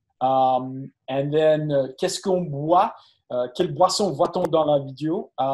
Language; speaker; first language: French; non-native, fluent; English